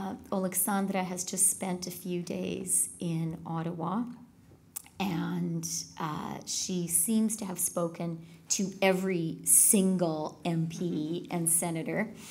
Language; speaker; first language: English; native; English